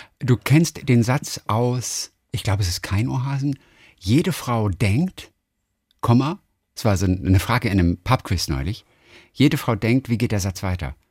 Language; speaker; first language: German; native; German